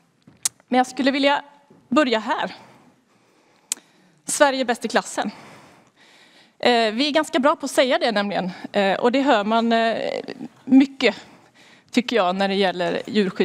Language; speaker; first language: Swedish; native; Swedish